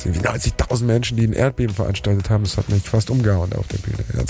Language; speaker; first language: German; native; German